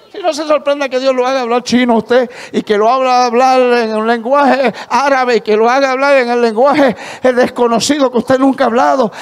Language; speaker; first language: Spanish; native; Spanish